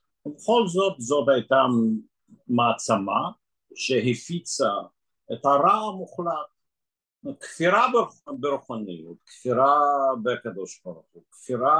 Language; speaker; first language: Hebrew; non-native, fluent; Russian